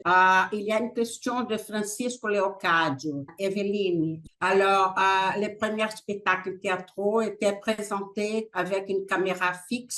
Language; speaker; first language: French; non-native, fluent; Portuguese